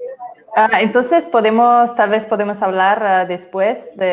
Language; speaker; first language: Spanish; non-native, fluent; English